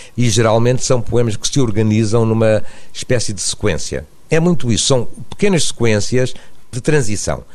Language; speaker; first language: Portuguese; native; Portuguese